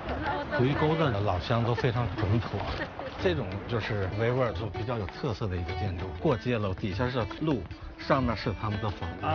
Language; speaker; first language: Chinese; native; Chinese